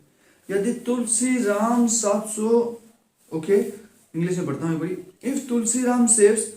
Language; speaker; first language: Hindi; native; Hindi